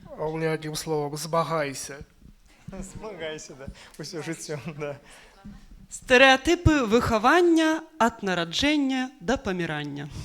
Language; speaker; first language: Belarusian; non-native, local second language; Russian